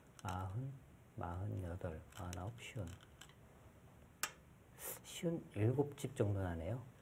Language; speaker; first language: Korean; native; Korean